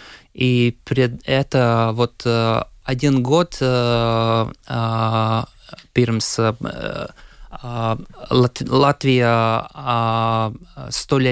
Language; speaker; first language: Russian; non-native, local second language; Latvian